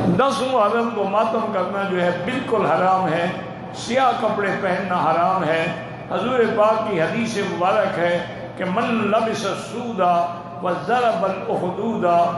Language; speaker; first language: Urdu; native; Urdu